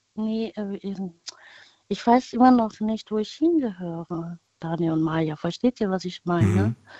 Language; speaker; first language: German; early bilingual, other home language; Vietnamese